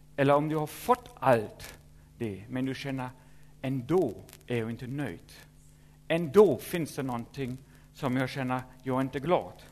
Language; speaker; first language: Swedish; non-native, fluent; German